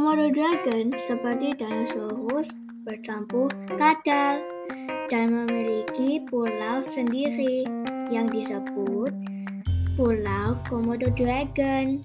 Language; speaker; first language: Indonesian; non-native, learner; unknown